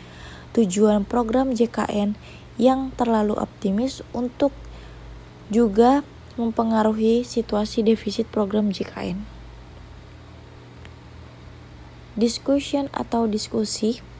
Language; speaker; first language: Indonesian; native; Indonesian